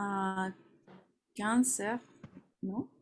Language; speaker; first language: French; non-native, learner; Spanish